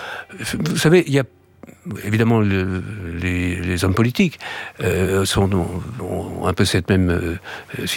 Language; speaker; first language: French; native; French